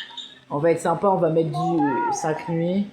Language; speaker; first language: French; native; French